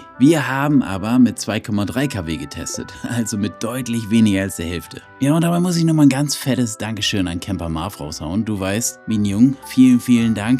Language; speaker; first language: German; native; German